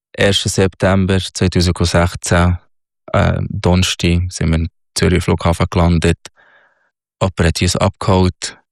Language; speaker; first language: German; non-native, learner; Arabic